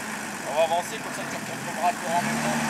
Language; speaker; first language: French; native; French